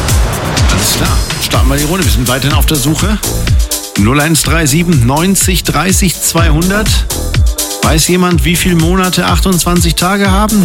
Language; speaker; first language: German; native; German